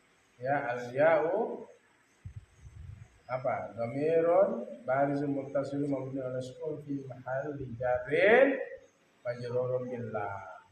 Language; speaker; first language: Arabic; non-native, fluent; Sasak